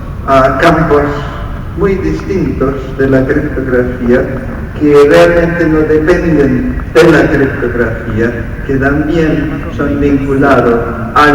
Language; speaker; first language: Spanish; non-native, fluent; English